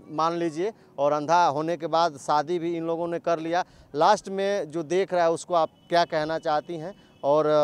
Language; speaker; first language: Hindi; native; Hindi